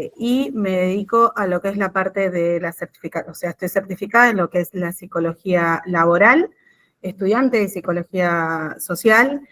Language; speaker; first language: Spanish; native; Spanish